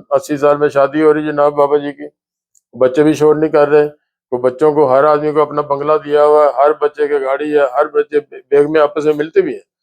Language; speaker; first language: Urdu; non-native, local second language; Punjabi